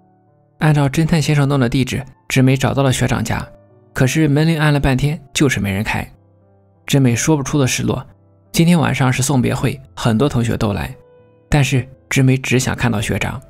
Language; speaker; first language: Chinese; native; Chinese